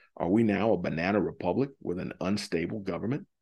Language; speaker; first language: English; native; English